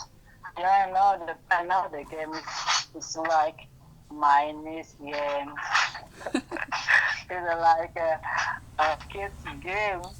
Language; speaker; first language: English; non-native, learner; Indonesian